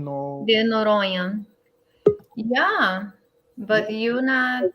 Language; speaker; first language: English; non-native, learner; Portuguese